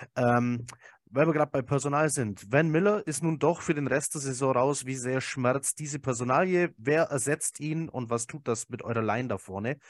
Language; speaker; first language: German; native; German